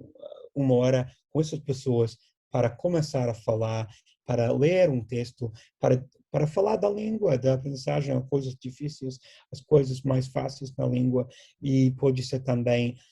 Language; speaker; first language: Portuguese; non-native, fluent; English